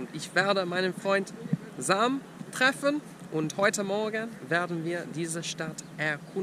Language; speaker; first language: German; non-native, learner; English